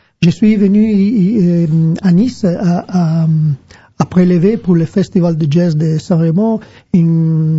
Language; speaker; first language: French; non-native, learner; Italian